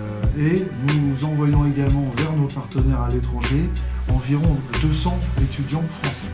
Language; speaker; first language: French; native; French